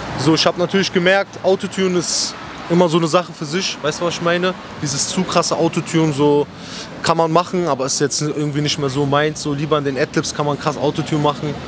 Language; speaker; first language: German; native; German